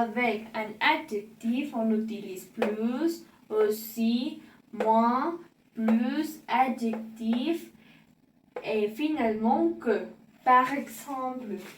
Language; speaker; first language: French; non-native, learner; Spanish